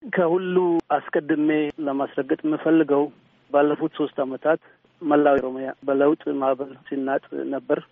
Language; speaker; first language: Amharic; non-native, local second language; Oromo